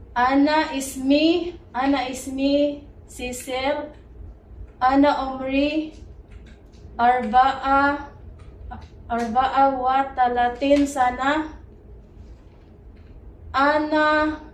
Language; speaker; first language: Arabic; non-native, learner; Filipino